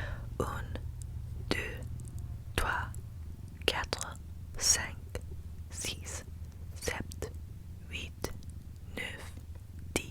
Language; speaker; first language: French; non-native, learner; English